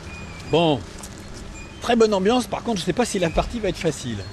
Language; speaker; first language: French; native; French